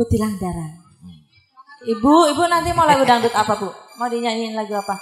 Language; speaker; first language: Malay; non-native, local second language; Javanese